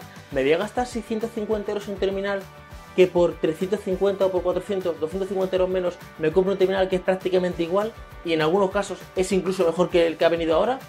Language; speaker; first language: Spanish; native; Spanish